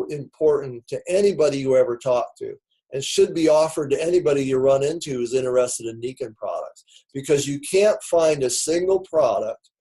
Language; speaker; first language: English; native; English